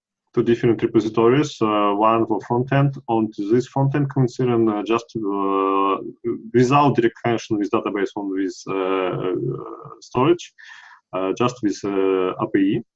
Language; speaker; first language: English; non-native, learner; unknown